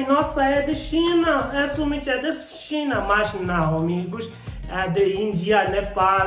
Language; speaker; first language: Portuguese; non-native, learner; Hindi